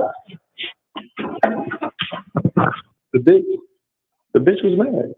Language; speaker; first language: English; native; English